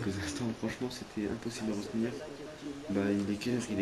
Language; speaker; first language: French; native; French